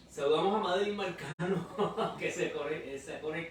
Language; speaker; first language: Spanish; native; Spanish